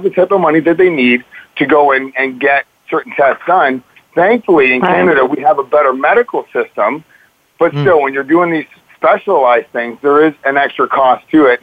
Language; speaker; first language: English; native; English